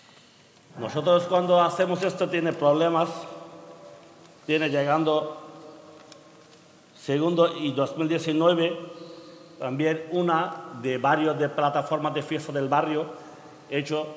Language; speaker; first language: Spanish; non-native, learner; Bangla